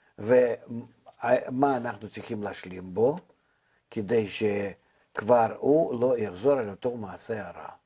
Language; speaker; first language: Hebrew; non-native, fluent; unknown